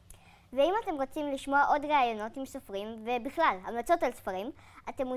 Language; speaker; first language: Hebrew; native; Hebrew